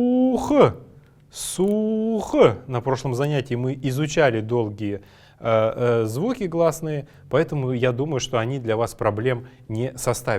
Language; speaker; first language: Russian; native; Russian